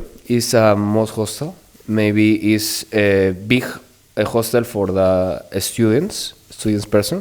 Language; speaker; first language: English; non-native, learner; Spanish